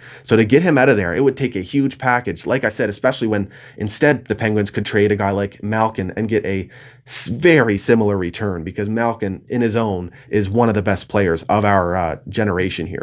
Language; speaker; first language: English; native; English